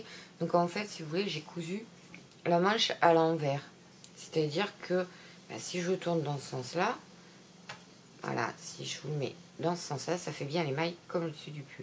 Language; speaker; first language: French; native; French